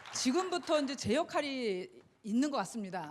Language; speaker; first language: Korean; native; Korean